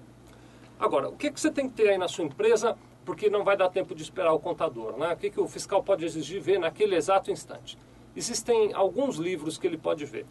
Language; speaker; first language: Portuguese; native; Portuguese